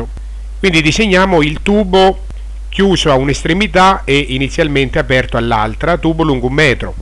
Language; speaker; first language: Italian; native; Italian